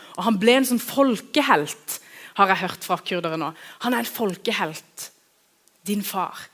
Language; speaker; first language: Norwegian; early bilingual, other home language; Kurdish